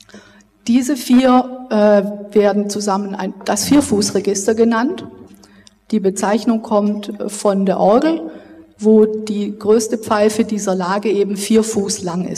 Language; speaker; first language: German; native; German